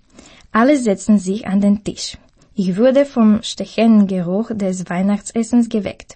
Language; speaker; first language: German; non-native, learner; Slovak